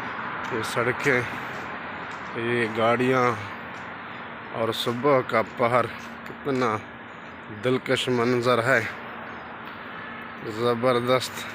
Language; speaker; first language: Hindi; non-native, local second language; Baluchi